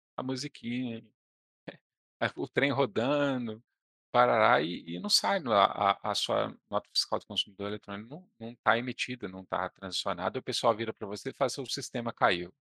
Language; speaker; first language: Portuguese; native; Portuguese